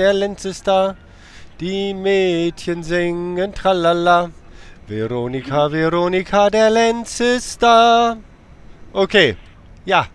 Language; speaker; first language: German; native; German